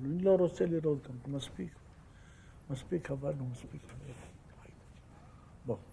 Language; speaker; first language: Hebrew; early bilingual, other home language; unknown